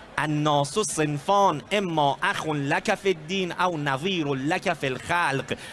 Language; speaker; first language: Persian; native; Persian